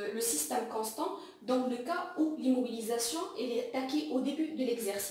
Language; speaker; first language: French; non-native, local second language; Arabic